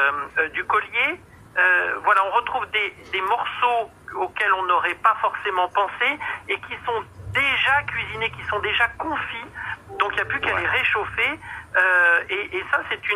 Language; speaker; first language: French; native; French